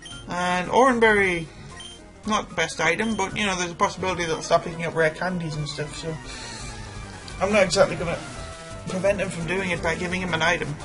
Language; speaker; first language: English; native; English